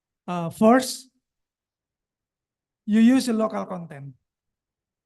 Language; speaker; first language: English; non-native, local second language; Indonesian